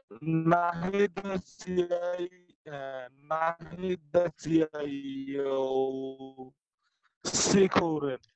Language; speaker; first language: Chinese; non-native, learner; Bangla